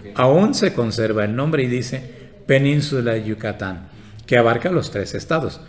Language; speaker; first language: Spanish; non-native, local second language; Yucateco